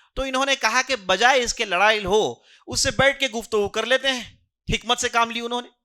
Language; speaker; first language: Urdu; native; Urdu